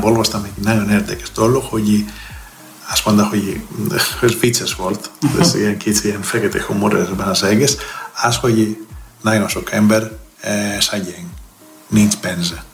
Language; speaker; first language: Hungarian; non-native, learner; Greek